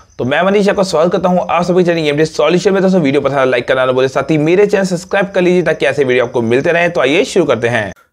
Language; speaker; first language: Hindi; native; Hindi